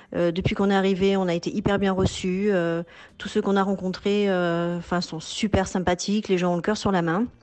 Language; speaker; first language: French; native; French